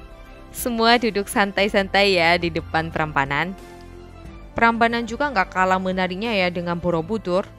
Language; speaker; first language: Indonesian; non-native, fluent; Korean